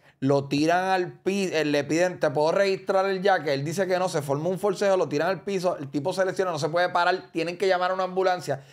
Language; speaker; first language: Spanish; native; Spanish